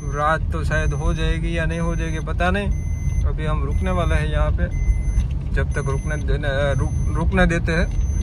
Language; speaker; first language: Hindi; non-native, local second language; Gujarati